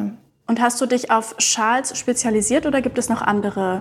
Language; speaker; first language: German; native; German